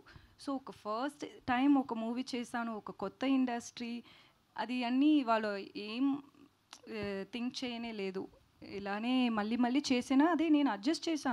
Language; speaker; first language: Telugu; non-native, learner; Tamil